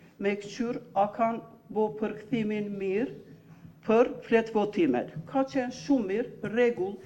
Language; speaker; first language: Albanian; non-native, local second language; Turkish